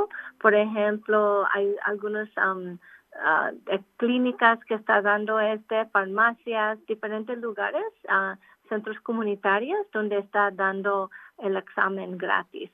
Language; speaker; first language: Spanish; non-native, local second language; English